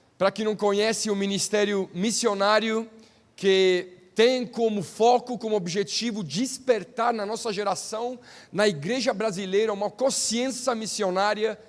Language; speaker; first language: Portuguese; non-native, fluent; Italian